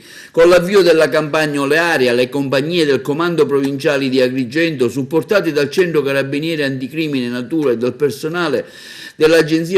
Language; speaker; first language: Italian; native; Italian